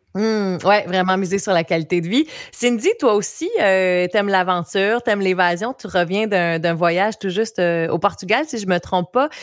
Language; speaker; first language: French; native; French